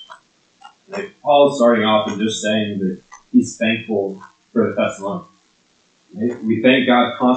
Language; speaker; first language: English; native; English